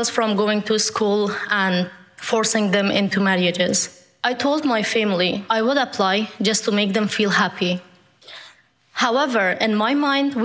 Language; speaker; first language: English; non-native, fluent; Persian